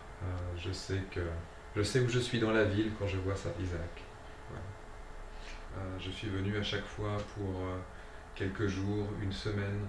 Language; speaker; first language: French; native; French